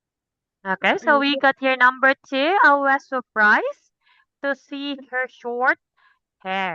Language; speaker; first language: English; non-native, fluent; Cebuano